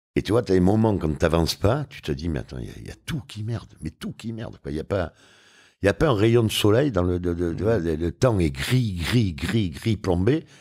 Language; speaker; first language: French; native; French